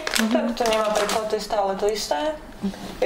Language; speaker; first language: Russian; non-native, learner; Slovak